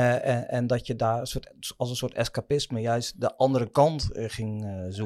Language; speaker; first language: Dutch; native; Dutch